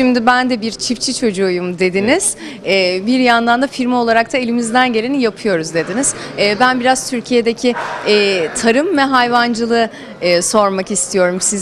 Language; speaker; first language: Turkish; native; Turkish